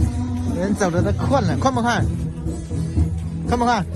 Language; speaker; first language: Chinese; native; Chinese